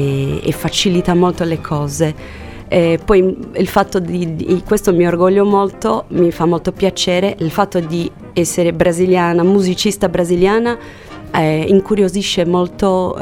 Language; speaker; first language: Italian; non-native, fluent; Portuguese